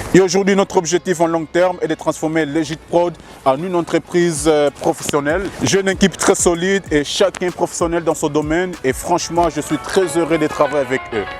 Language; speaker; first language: French; non-native, fluent; Portuguese